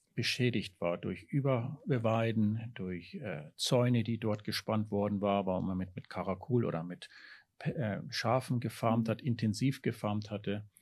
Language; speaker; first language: German; early bilingual, heritage; German